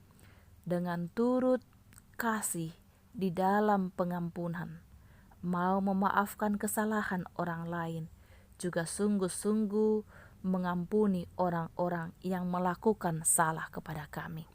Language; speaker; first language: Malay; native; Malay